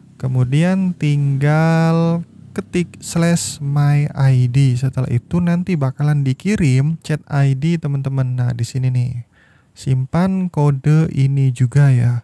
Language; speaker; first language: Indonesian; native; Indonesian